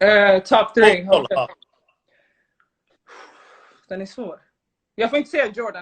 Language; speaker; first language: Swedish; early bilingual, other home language; Somali